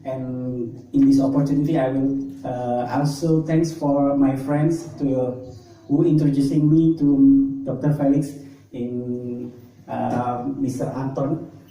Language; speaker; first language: English; non-native, learner; Indonesian